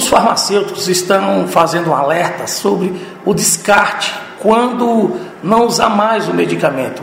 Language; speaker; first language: Portuguese; native; Portuguese